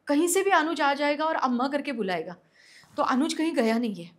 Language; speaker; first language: Hindi; non-native, local second language; Marathi